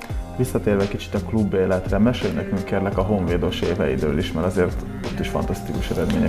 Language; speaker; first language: Hungarian; native; Hungarian